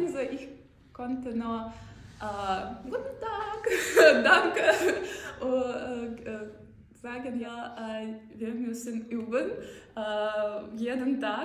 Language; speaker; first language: German; non-native, learner; Ukrainian